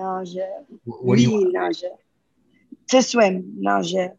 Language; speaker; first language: French; non-native, learner; Spanish